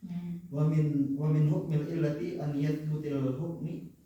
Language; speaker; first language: Arabic; non-native, learner; Indonesian